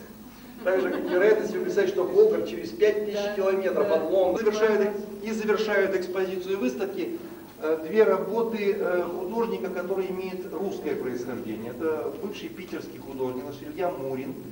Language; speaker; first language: Russian; native; Russian